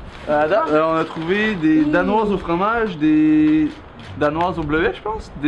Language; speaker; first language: French; native; French